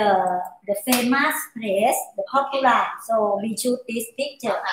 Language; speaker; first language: English; non-native, learner; Thai